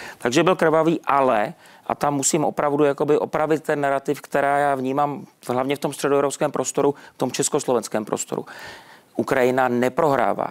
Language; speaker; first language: Czech; native; Czech